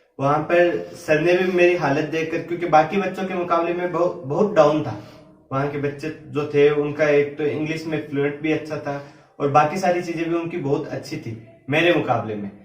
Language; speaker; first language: Hindi; native; Hindi